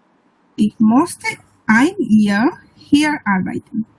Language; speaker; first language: German; non-native, learner; Bangla